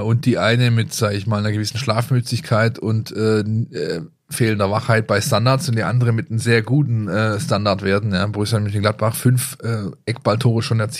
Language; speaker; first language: German; native; German